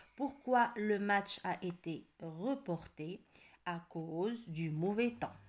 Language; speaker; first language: French; non-native, local second language; Arabic